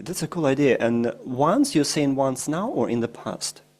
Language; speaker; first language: English; non-native, fluent; Russian